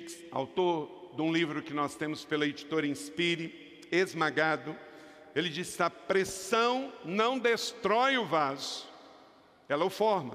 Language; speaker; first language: Portuguese; native; Portuguese